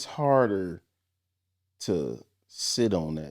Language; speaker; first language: English; native; English